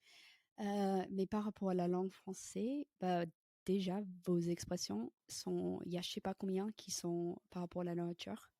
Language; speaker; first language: French; non-native, fluent; English